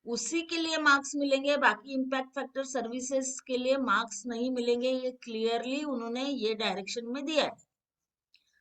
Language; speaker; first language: Hindi; non-native, local second language; Marathi